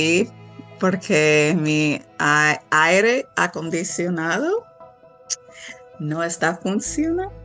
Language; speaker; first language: Spanish; non-native, learner; English